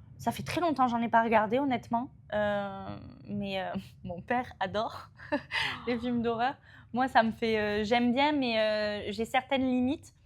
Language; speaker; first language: French; native; French